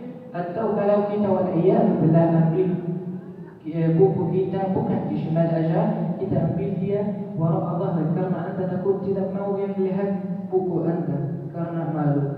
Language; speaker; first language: Indonesian; non-native, fluent; Arabic